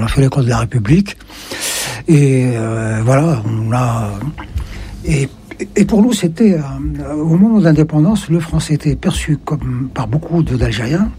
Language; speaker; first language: French; non-native, local second language; Arabic